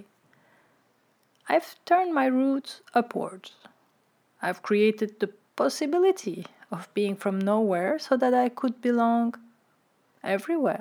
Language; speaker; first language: English; non-native, fluent; Turkish